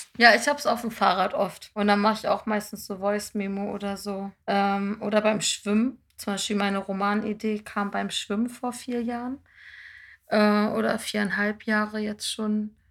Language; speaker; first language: German; native; German